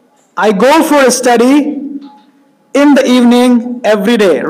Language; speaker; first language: English; non-native, local second language; Hindi